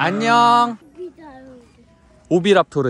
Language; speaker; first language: Korean; native; Korean